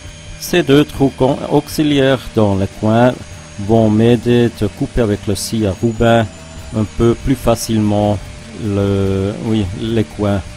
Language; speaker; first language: French; non-native, local second language; German